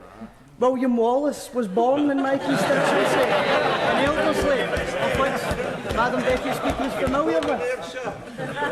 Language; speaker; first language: English; native; English